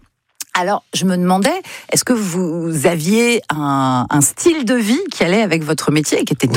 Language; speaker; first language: French; native; French